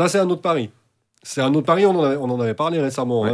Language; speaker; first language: French; native; French